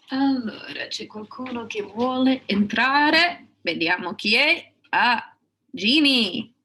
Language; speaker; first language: Italian; non-native, fluent; English